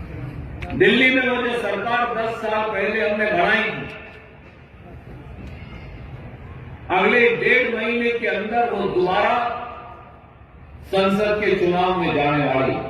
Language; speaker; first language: Hindi; native; Hindi